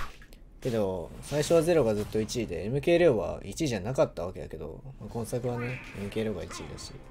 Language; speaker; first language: Japanese; native; Japanese